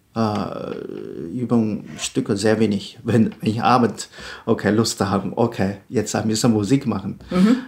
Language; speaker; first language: German; non-native, learner; Chinese